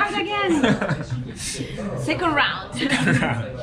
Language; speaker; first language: English; non-native, fluent; Italian